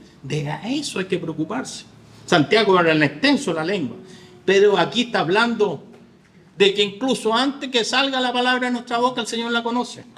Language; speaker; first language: Spanish; native; Spanish